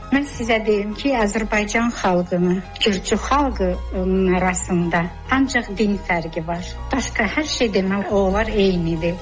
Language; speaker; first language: Azerbaijani; non-native, fluent; Georgian